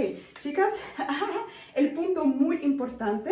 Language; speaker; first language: Spanish; non-native, learner; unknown